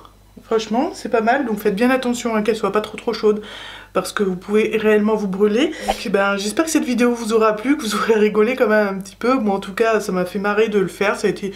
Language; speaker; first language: French; native; French